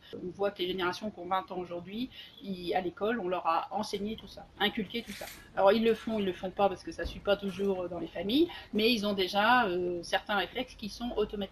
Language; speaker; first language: French; native; French